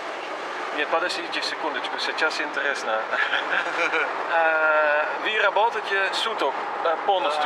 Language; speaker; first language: Russian; non-native, fluent; Dutch